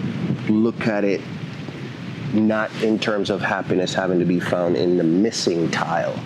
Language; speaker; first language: English; native; English